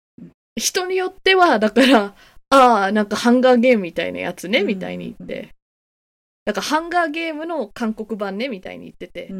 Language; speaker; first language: Japanese; native; Japanese